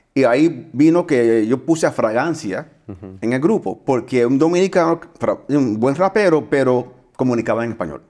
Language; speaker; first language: Spanish; early bilingual, heritage; Spanish